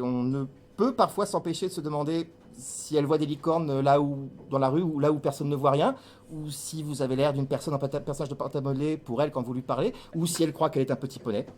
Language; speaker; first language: French; native; French